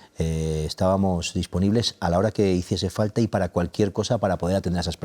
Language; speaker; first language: Spanish; native; Spanish